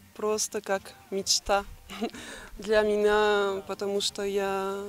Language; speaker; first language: Russian; non-native, learner; French